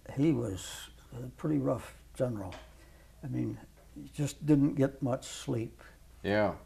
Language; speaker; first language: English; native; English